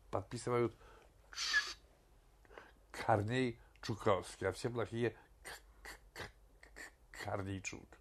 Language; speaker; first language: Russian; non-native, fluent; Polish